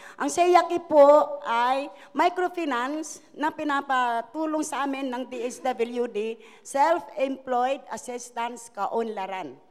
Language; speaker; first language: Filipino; native; Filipino